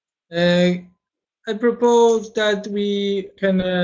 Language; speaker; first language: English; non-native, learner; Polish